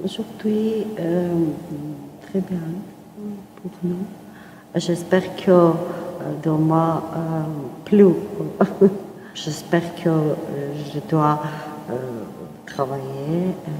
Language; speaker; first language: French; non-native, learner; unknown